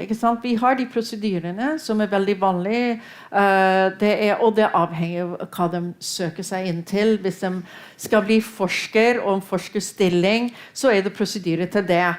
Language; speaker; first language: Norwegian; non-native, fluent; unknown